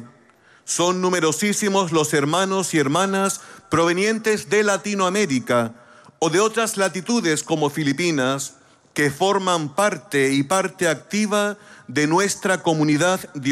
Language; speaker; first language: Spanish; native; Spanish